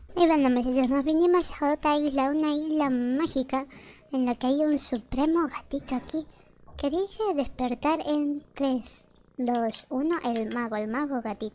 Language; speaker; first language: Spanish; native; Spanish